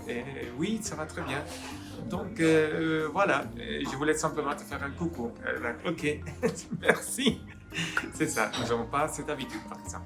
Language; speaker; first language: French; non-native, fluent; Spanish